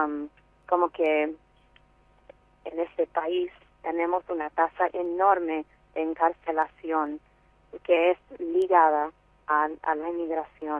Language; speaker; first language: Spanish; non-native, fluent; English